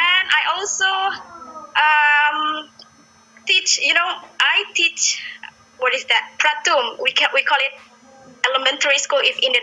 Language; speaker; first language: English; non-native, learner; Indonesian